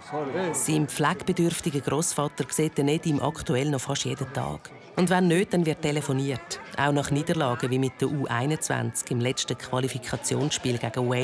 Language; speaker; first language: German; native; German